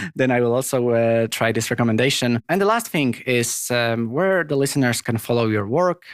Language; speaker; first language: English; non-native, fluent; Polish